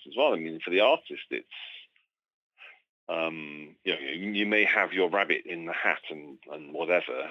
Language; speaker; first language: English; native; English